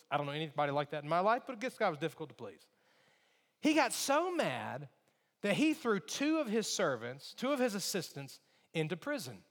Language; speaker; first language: English; native; English